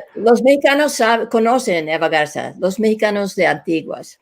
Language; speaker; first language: Spanish; early bilingual, other home language; English